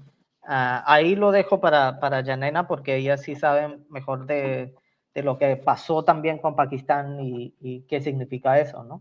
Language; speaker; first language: Spanish; non-native, fluent; Tamil